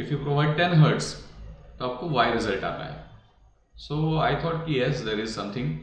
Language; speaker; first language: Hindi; non-native, local second language; Marathi